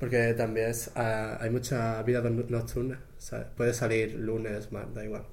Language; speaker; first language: Spanish; native; Spanish